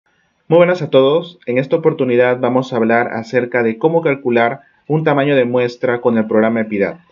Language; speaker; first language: Spanish; native; Spanish